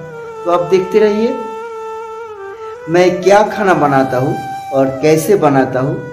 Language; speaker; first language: Hindi; non-native, local second language; Bangla